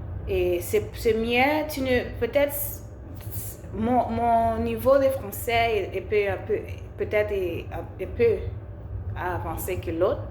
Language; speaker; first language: French; non-native, learner; English